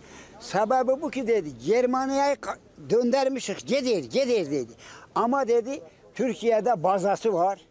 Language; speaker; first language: Turkish; native; Turkish